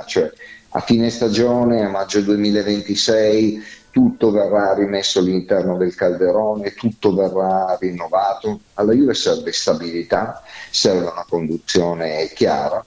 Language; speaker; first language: Italian; native; Italian